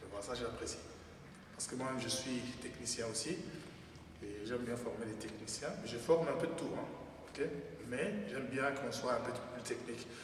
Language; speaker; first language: French; non-native, local second language; Lingala